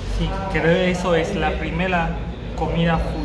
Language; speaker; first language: Spanish; non-native, learner; Chinese